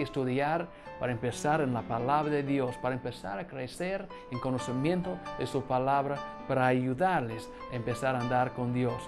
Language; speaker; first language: Spanish; non-native, fluent; English